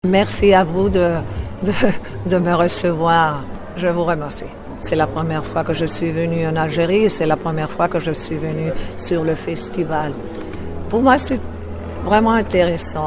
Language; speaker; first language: French; non-native, fluent; Spanish